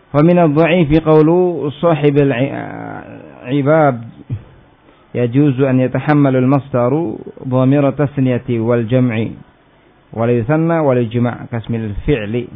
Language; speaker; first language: Arabic; non-native, fluent; Indonesian